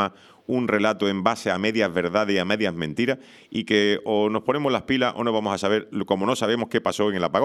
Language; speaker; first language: Spanish; native; Spanish